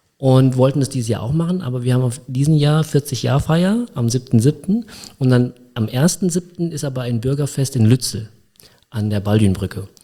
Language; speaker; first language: German; early bilingual, other home language; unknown